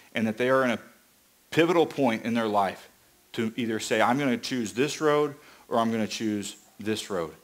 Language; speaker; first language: English; native; English